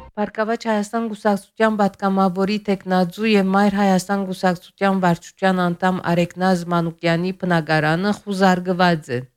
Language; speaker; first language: Armenian; early bilingual, heritage; Armenian